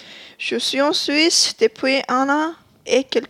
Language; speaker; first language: French; non-native, learner; Persian